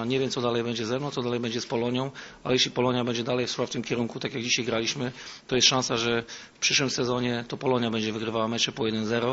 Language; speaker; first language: Polish; native; Polish